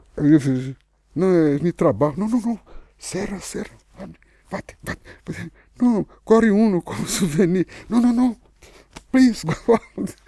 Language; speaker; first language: Portuguese; native; Portuguese